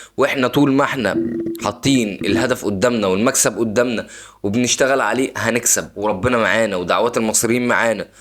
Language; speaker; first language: Egyptian Arabic; native; Egyptian Arabic